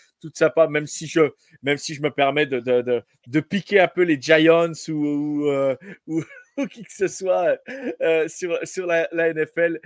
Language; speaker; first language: French; native; French